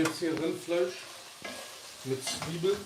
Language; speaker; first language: German; early bilingual, other home language; Kurdish